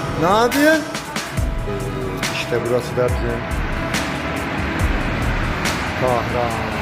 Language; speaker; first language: Turkish; non-native, fluent; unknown